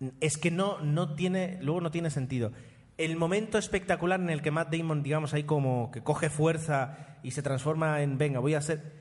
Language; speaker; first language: Spanish; non-native, fluent; Italian